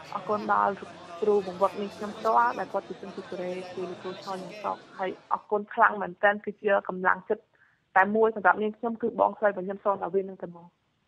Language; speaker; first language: Khmer; native; Khmer